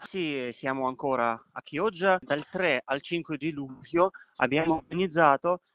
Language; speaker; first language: Italian; non-native, fluent; Kazakh